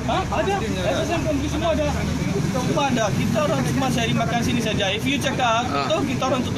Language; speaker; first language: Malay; non-native, fluent; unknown